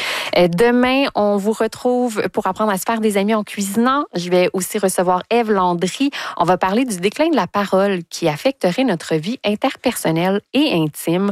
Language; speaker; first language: French; native; French